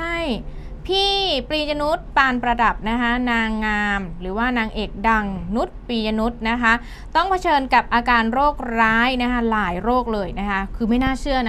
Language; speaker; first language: Thai; native; Thai